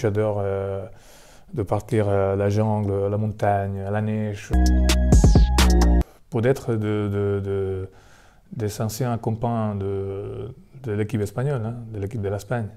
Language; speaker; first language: French; non-native, fluent; Spanish